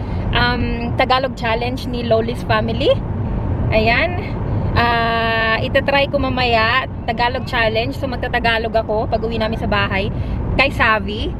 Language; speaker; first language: Filipino; non-native, local second language; Cebuano